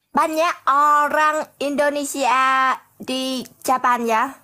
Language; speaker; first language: Indonesian; non-native, learner; Vietnamese